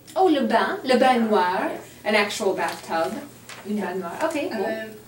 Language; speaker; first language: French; non-native, fluent; English